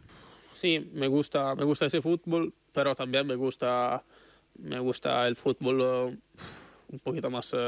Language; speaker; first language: Spanish; non-native, learner; Italian